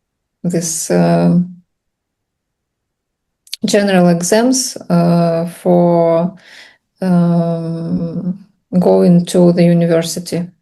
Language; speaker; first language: English; non-native, learner; Russian